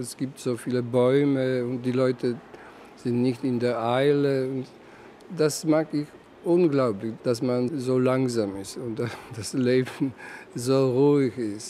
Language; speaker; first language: German; non-native, fluent; Polish